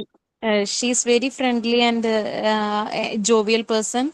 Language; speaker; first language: English; non-native, learner; Malayalam